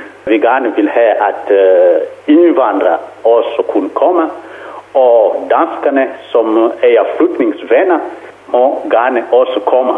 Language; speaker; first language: Danish; non-native, fluent; Kongo